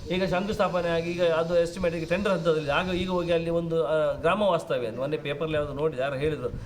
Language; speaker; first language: Kannada; non-native, local second language; Tulu